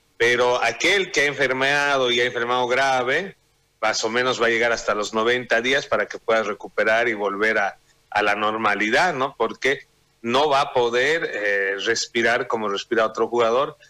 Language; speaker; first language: Spanish; native; Spanish